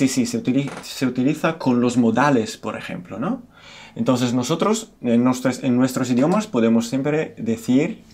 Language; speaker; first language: Spanish; non-native, fluent; Romanian